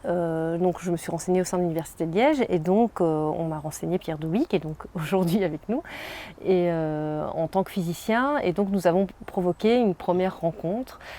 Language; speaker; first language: French; native; French